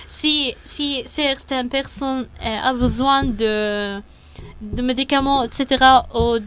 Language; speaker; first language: French; non-native, learner; Arabic